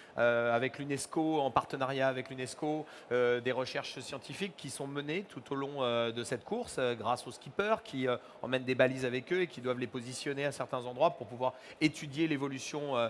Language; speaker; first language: French; native; French